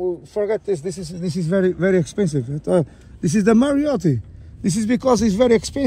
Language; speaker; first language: English; non-native, learner; Portuguese